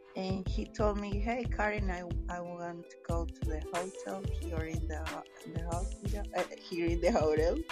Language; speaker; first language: English; non-native, learner; Spanish